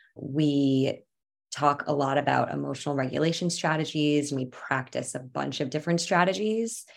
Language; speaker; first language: English; native; English